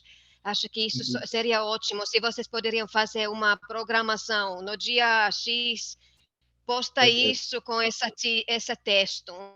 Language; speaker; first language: Portuguese; non-native, fluent; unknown